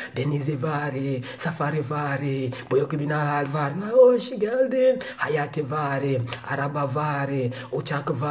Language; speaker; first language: Turkish; non-native, learner; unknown